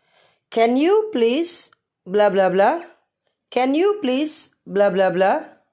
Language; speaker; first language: English; non-native, fluent; Indonesian